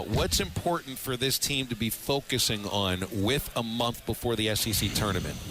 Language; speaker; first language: English; native; English